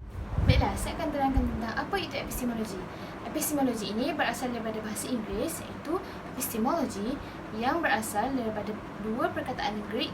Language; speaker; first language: Malay; native; Malay